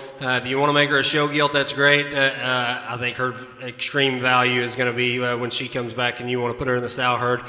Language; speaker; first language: English; native; English